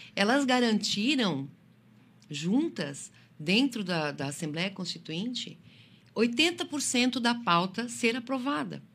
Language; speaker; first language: Portuguese; native; Portuguese